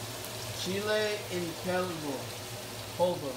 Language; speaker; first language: Spanish; non-native, learner; English